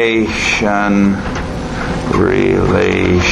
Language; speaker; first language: English; non-native, fluent; Portuguese